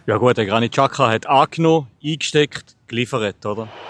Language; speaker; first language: German; native; German